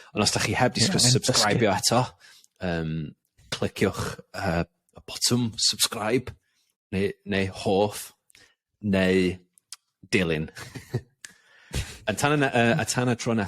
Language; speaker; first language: Welsh; non-native, local second language; English